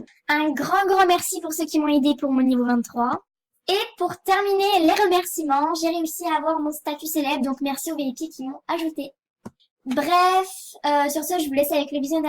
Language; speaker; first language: French; native; French